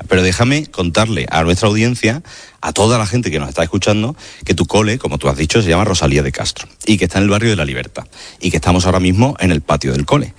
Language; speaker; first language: Spanish; native; Spanish